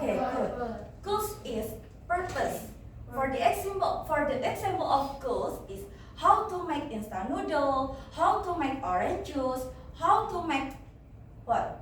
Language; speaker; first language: English; non-native, learner; Indonesian